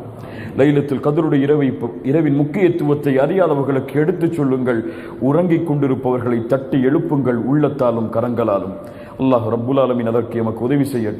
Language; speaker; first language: Tamil; native; Tamil